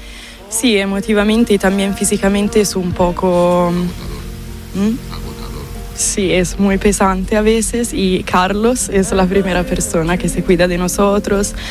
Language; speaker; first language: Spanish; non-native, fluent; Italian